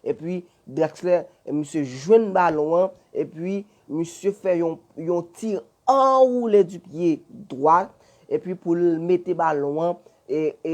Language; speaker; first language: French; non-native, learner; Haitian Creole